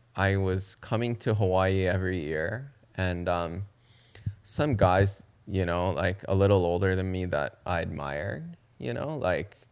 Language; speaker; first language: English; early bilingual, other home language; Japanese